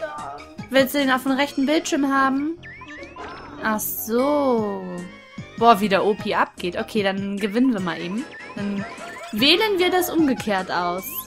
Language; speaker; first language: German; native; German